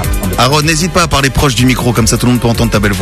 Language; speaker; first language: French; native; French